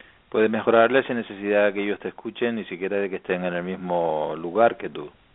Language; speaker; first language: Spanish; native; Spanish